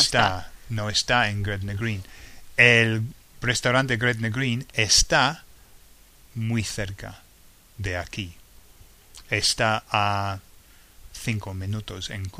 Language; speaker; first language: Spanish; non-native, fluent; English